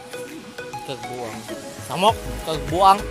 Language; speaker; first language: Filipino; non-native, local second language; Cebuano